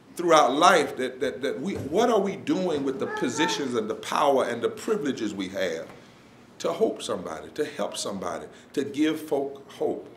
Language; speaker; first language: English; native; English